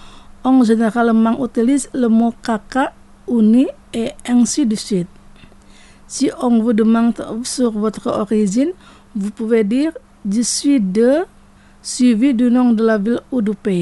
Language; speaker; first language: French; non-native, fluent; Indonesian